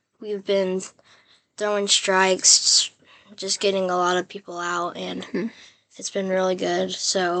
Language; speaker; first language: English; native; English